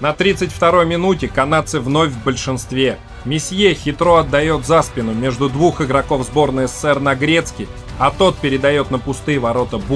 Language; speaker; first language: Russian; native; Russian